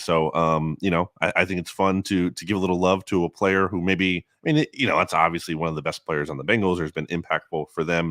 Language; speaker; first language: English; native; English